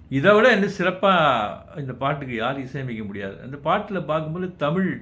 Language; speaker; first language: Tamil; native; Tamil